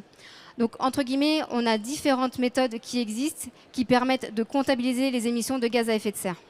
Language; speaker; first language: French; native; French